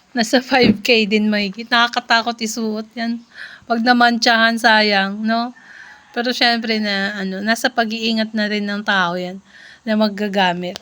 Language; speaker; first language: Filipino; non-native, local second language; Iloko